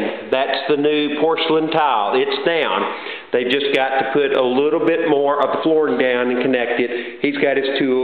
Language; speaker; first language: English; native; English